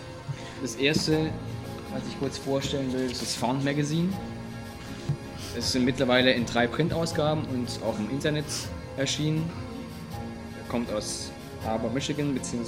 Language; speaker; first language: German; native; German